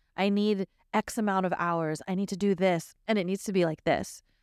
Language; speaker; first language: English; native; English